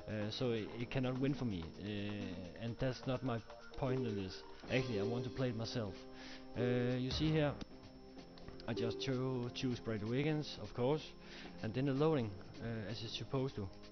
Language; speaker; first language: English; non-native, fluent; Danish